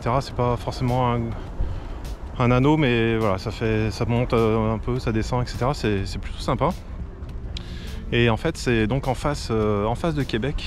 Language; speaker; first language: French; native; French